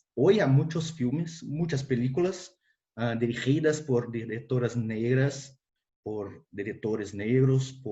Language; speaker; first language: Spanish; non-native, fluent; Portuguese